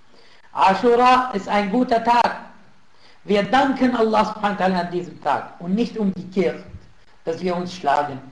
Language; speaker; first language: German; non-native, fluent; Arabic